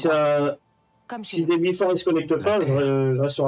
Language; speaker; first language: French; native; French